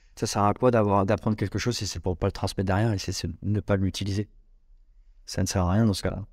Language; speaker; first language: French; native; French